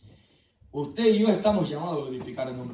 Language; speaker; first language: Spanish; native; Spanish